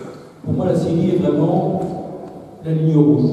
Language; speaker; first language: French; native; French